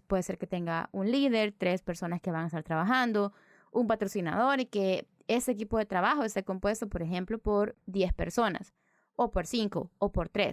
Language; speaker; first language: Spanish; native; Spanish